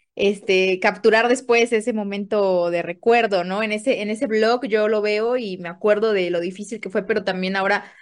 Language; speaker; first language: Spanish; native; Spanish